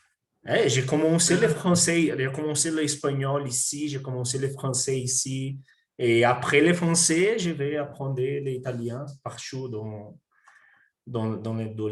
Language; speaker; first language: French; non-native, learner; Portuguese